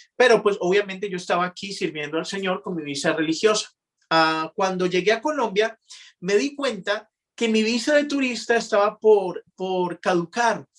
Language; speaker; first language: Spanish; native; Spanish